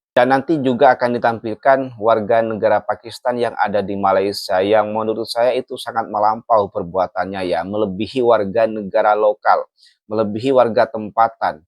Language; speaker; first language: Indonesian; native; Indonesian